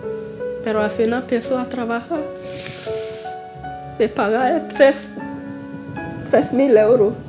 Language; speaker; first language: Spanish; non-native, learner; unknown